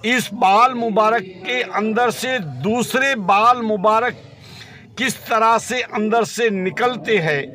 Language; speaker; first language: Hindi; non-native, local second language; Kachhi